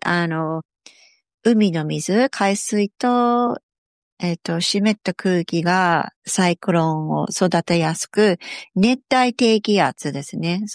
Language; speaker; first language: Japanese; native; Japanese